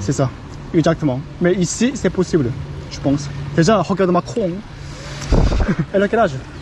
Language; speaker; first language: French; non-native, learner; Korean